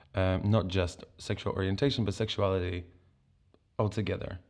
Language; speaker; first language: English; non-native, fluent; Polish